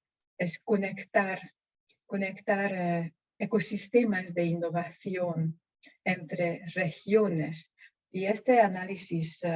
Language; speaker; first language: Spanish; non-native, fluent; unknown